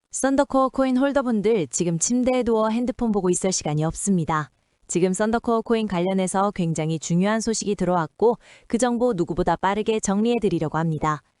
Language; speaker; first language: Korean; native; Korean